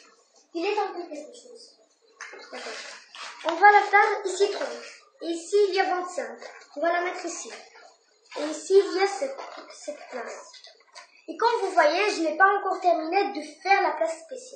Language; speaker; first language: French; non-native, learner; Arabic